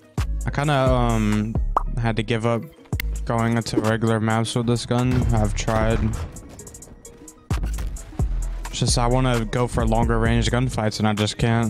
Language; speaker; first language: English; native; English